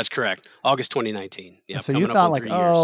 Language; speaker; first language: English; native; English